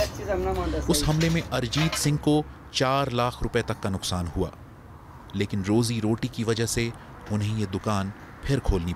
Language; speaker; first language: Hindi; native; Hindi